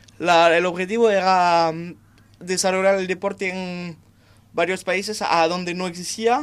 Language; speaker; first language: Spanish; non-native, fluent; French